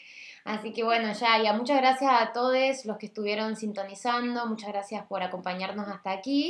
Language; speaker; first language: Spanish; native; Spanish